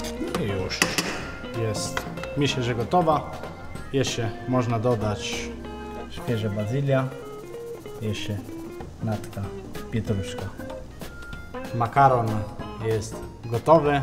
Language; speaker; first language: Polish; non-native, learner; Italian